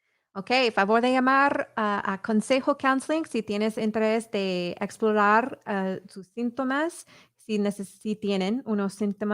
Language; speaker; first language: Spanish; early bilingual, heritage; English